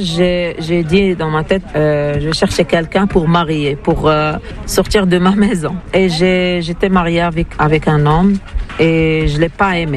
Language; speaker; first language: French; non-native, learner; Arabic